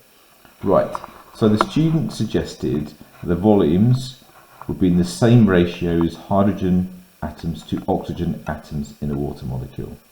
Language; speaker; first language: English; native; English